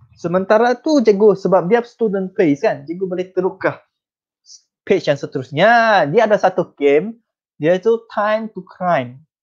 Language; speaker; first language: Malay; non-native, local second language; Chinese